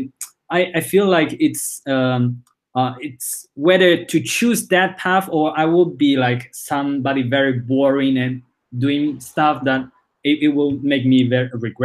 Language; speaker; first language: English; early bilingual, other home language; Spanish